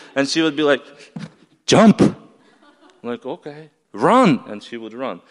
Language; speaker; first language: English; non-native, fluent; Ukrainian